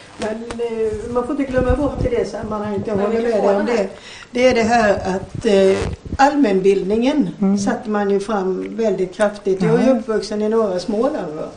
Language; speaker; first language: Swedish; native; Swedish